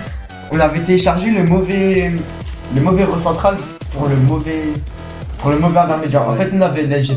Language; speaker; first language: French; native; French